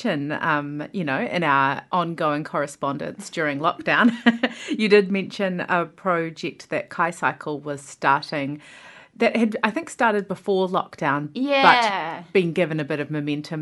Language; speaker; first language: English; native; English